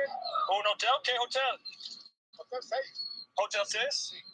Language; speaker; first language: Spanish; non-native, learner; English